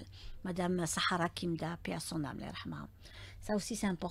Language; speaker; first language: French; native; French